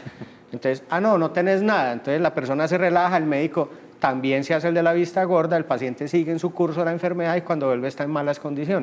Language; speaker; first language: Spanish; native; Spanish